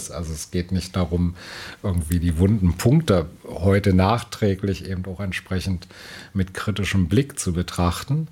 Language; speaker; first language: German; native; German